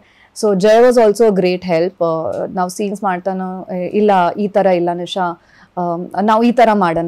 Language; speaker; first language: Kannada; early bilingual, other home language; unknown